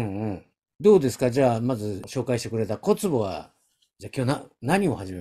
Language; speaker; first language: Japanese; native; Japanese